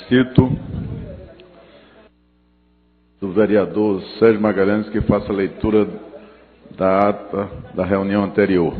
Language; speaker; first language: Portuguese; native; Portuguese